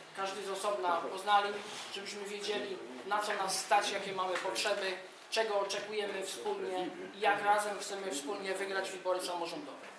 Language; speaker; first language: Polish; native; Polish